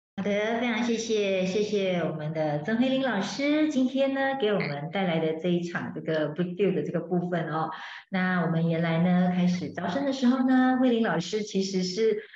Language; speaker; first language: Chinese; native; Chinese